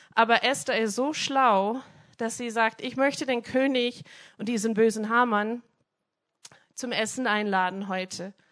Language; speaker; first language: German; non-native, fluent; English